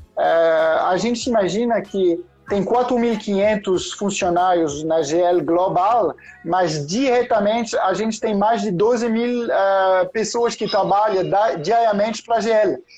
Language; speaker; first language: Portuguese; non-native, fluent; French